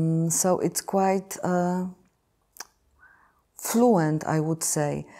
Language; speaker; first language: English; non-native, fluent; Polish